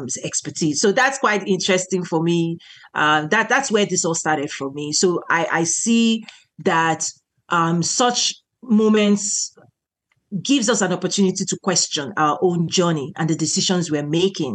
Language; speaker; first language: English; non-native, local second language; Yoruba